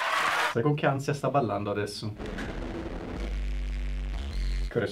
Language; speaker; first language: Italian; native; Italian